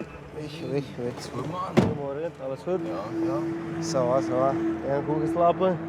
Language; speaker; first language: Dutch; non-native, learner; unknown